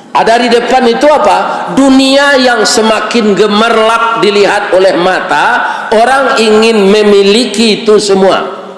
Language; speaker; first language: Malay; non-native, local second language; Minangkabau